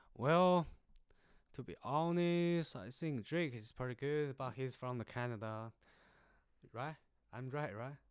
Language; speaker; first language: English; non-native, learner; Chinese